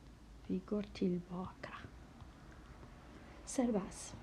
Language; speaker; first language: Swedish; non-native, local second language; Kurdish